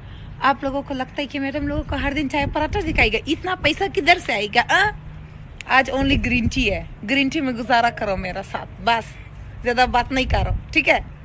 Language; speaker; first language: Hindi; non-native, local second language; Pashto